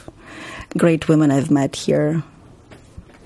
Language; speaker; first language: English; non-native, fluent; Ukrainian